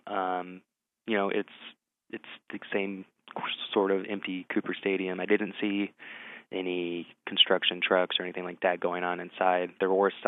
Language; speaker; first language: English; native; English